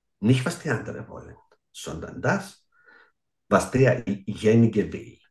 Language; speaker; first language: German; non-native, fluent; Greek